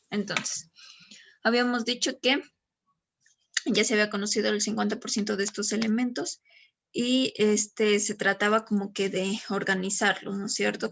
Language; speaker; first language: Spanish; native; Spanish